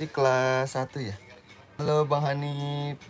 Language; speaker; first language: Indonesian; native; Indonesian